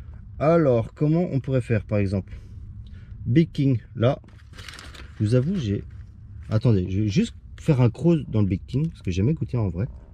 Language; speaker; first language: French; native; French